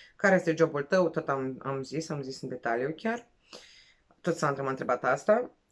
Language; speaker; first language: Romanian; non-native, fluent; Serbian